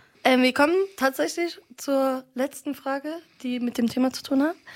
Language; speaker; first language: German; early bilingual, other home language; Arabic